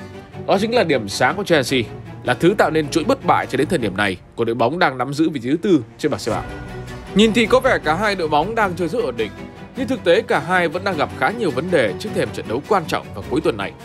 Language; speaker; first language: Vietnamese; native; Vietnamese